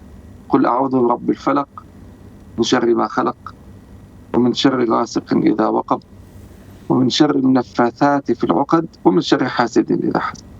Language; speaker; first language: Arabic; native; Arabic